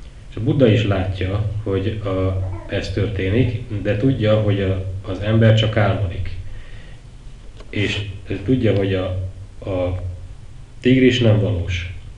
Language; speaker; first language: Hungarian; native; Hungarian